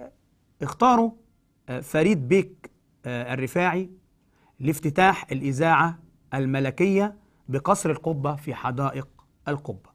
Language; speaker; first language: Arabic; native; Arabic